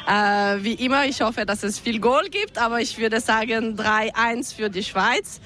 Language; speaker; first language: German; non-native, local second language; French